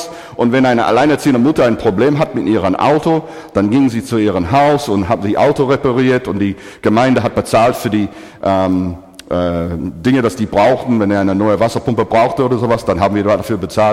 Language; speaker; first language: German; non-native, fluent; English